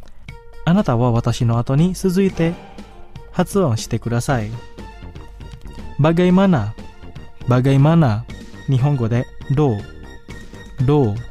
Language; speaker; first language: Japanese; non-native, fluent; Indonesian